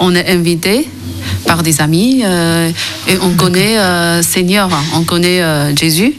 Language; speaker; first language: French; non-native, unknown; Chinese